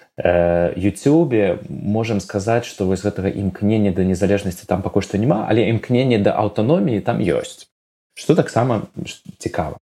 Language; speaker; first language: Belarusian; non-native, local second language; Russian